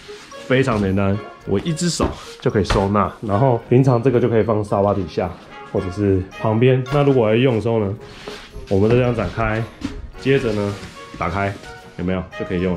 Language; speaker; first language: Chinese; native; Chinese